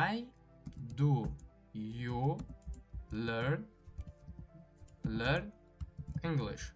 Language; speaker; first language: English; non-native, fluent; Tajik